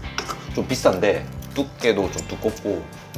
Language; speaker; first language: Korean; native; Korean